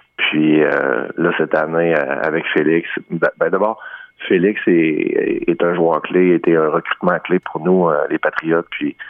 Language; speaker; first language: French; native; French